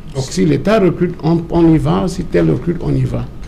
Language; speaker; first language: French; non-native, local second language; English